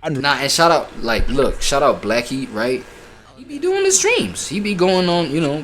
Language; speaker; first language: English; native; English